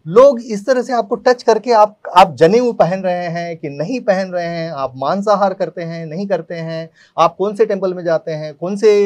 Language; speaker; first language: Hindi; native; Hindi